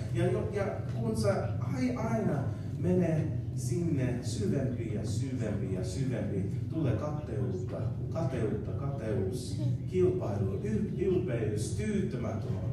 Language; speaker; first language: Finnish; non-native, learner; English